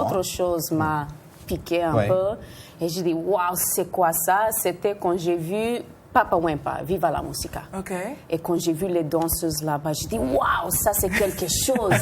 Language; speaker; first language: French; non-native, fluent; Spanish